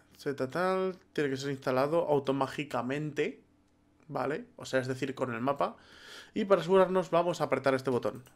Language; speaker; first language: Spanish; native; Spanish